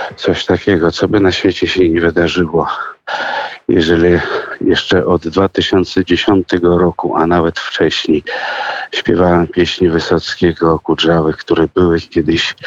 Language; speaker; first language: Polish; early bilingual, heritage; Russian